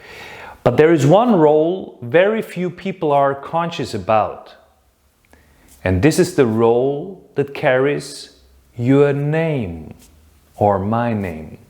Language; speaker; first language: English; non-native, fluent; German